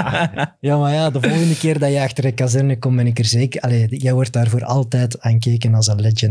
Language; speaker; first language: Dutch; native; Dutch